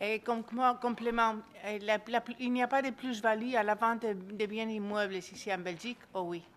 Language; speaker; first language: French; non-native, fluent; Spanish